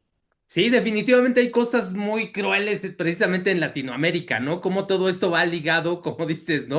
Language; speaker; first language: Spanish; native; Spanish